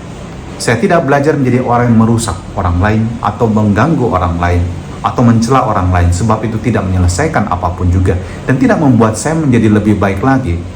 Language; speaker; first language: Indonesian; native; Indonesian